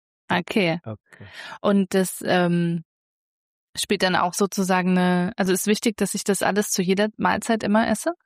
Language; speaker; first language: German; native; German